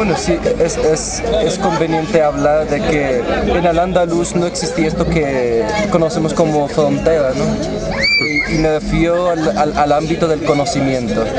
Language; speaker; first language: Spanish; non-native, fluent; Arabic